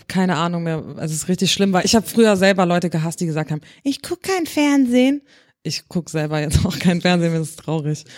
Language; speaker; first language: German; early bilingual, other home language; Turkish